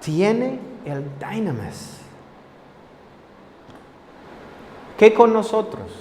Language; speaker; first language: Spanish; non-native, fluent; English